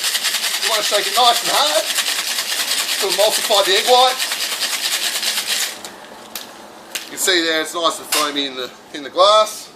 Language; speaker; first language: English; native; English